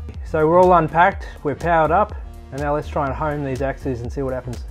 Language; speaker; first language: English; native; English